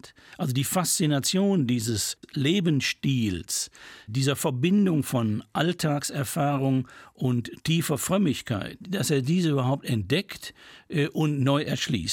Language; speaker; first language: German; native; German